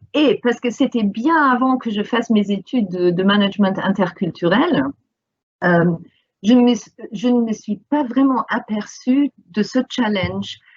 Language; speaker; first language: French; non-native, fluent; English